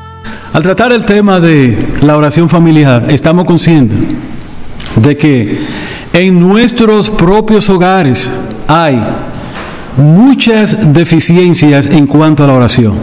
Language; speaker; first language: Spanish; native; Spanish